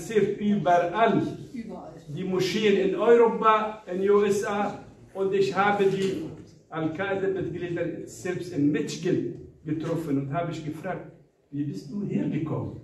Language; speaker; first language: German; non-native, fluent; Arabic